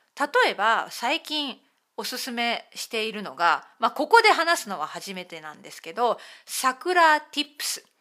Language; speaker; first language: Japanese; native; Japanese